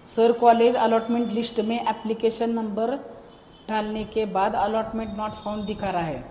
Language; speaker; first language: Hindi; non-native, local second language; Marathi